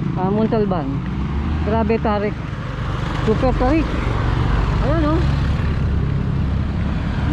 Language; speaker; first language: Filipino; native; Filipino